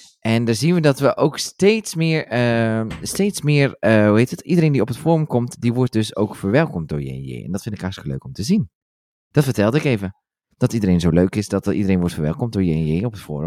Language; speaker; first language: Dutch; native; Dutch